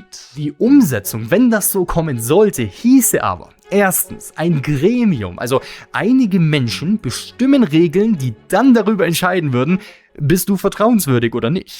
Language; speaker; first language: German; native; German